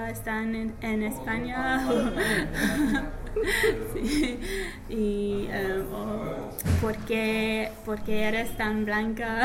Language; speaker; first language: Spanish; non-native, learner; English